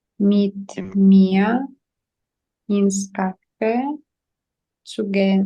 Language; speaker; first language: German; non-native, learner; Ukrainian